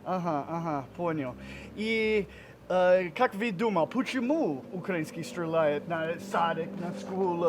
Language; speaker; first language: Russian; non-native, learner; English